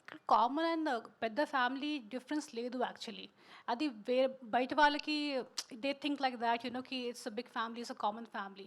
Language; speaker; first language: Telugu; non-native, learner; Hindi